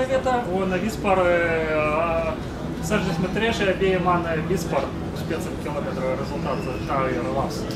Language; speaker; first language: Latvian; non-native, local second language; Russian